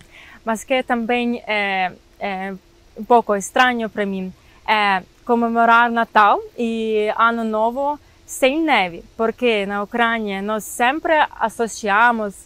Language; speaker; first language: Portuguese; non-native, fluent; Ukrainian